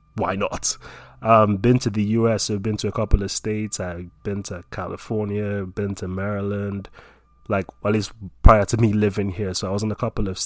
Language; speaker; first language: English; non-native, local second language; Yoruba